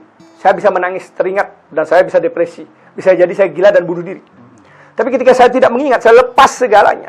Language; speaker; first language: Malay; non-native, local second language; Balinese